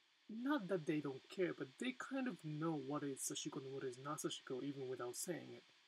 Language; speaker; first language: English; non-native, fluent; Japanese